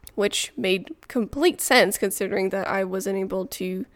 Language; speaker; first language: English; non-native, fluent; French